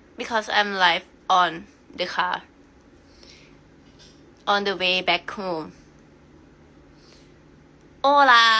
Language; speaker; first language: English; non-native, learner; Thai